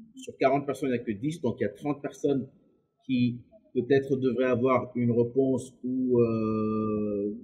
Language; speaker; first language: French; non-native, local second language; Lingala